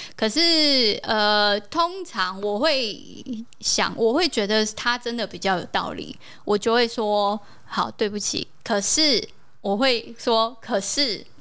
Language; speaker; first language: Chinese; native; Chinese